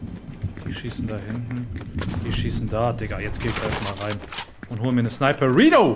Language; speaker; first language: German; native; German